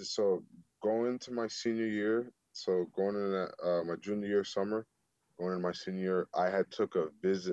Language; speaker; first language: English; native; English